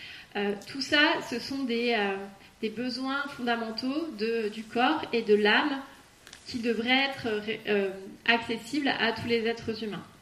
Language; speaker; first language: French; native; French